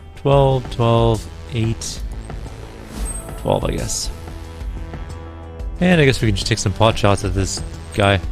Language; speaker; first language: English; native; English